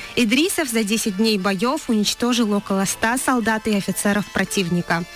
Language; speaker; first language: Russian; non-native, local second language; Chechen